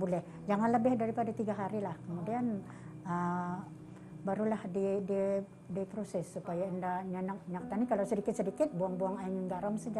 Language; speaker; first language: Malay; native; Malay